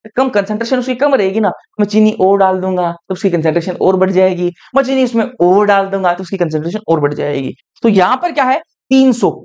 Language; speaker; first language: Hindi; native; Hindi